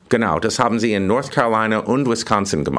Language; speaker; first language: German; non-native, fluent; English